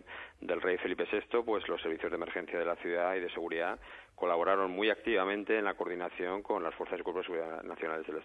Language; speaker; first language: Spanish; native; Spanish